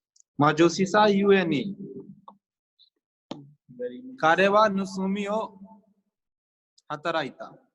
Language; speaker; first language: Japanese; non-native, fluent; Hindi